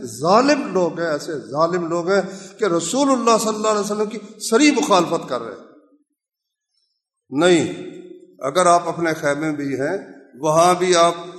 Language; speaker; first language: Urdu; non-native, local second language; Punjabi